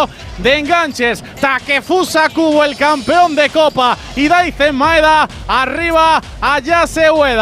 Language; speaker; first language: Spanish; native; Spanish